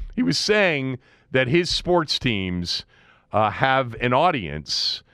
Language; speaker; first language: English; native; English